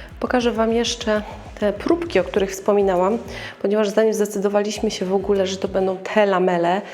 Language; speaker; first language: Polish; native; Polish